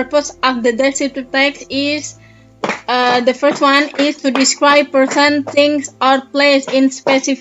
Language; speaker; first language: English; non-native, learner; Indonesian